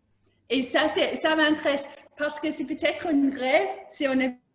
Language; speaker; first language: French; non-native, learner; English